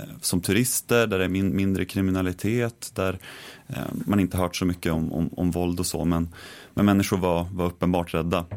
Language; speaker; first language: Swedish; native; Swedish